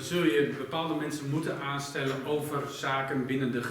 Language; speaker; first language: Dutch; native; Dutch